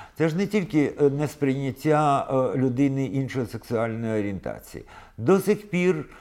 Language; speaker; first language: Ukrainian; non-native, local second language; Russian